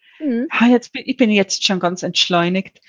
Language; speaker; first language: German; native; German